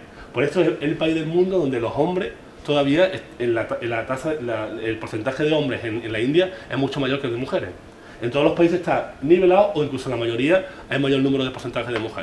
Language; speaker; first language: Spanish; native; Spanish